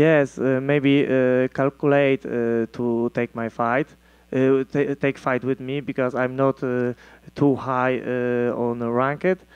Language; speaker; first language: English; non-native, learner; Polish